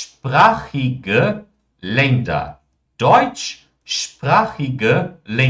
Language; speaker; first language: German; non-native, fluent; Portuguese